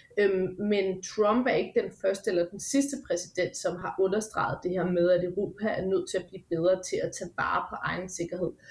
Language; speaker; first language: Danish; native; Danish